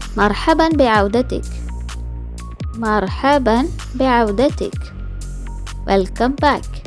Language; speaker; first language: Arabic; non-native, fluent; Malayalam